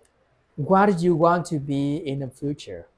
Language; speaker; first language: English; non-native, fluent; Vietnamese